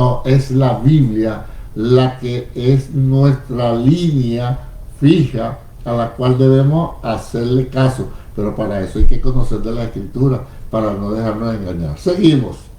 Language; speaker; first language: Spanish; native; Spanish